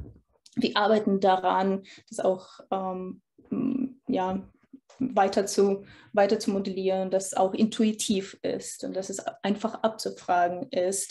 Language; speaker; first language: German; non-native, fluent; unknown